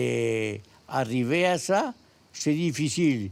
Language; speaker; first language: French; non-native, learner; Spanish